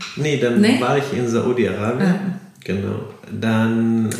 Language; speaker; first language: German; non-native, fluent; Arabic